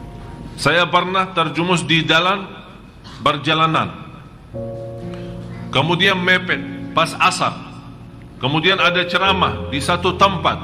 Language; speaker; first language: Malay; non-native, fluent; Arabic